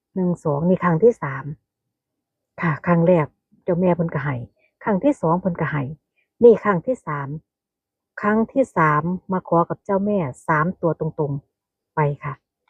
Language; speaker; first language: Thai; native; Thai